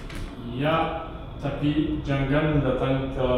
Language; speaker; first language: Indonesian; non-native, learner; English